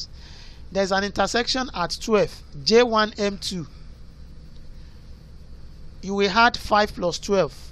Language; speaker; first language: English; non-native, local second language; Yoruba